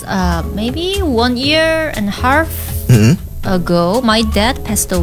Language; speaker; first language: English; non-native, learner; Korean